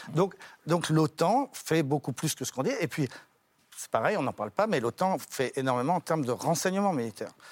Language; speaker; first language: French; native; French